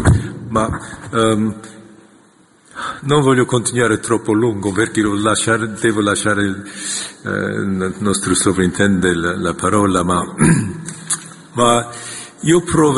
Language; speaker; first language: Italian; non-native, fluent; Korean